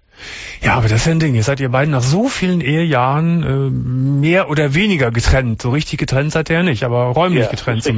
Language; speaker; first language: German; native; German